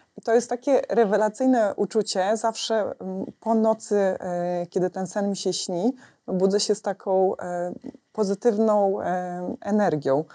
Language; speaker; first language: Polish; native; Polish